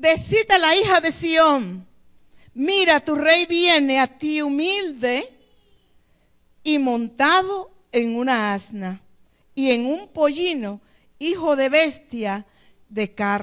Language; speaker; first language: Spanish; native; Spanish